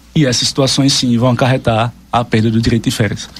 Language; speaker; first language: Portuguese; native; Portuguese